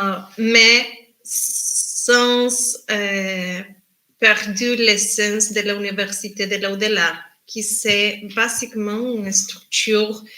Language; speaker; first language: French; non-native, learner; Spanish